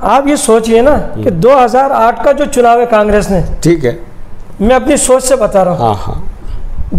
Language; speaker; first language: Hindi; native; Hindi